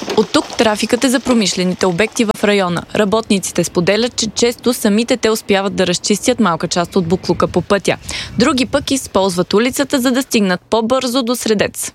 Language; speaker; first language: Bulgarian; native; Bulgarian